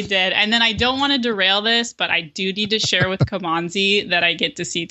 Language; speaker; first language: English; native; English